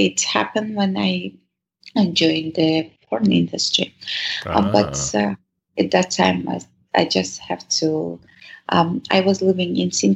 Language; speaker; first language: English; non-native, fluent; Russian